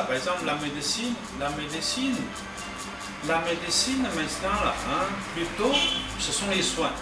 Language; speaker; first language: French; non-native, fluent; Chinese